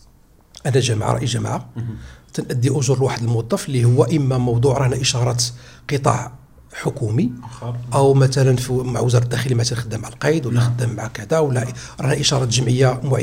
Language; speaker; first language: Arabic; native; Arabic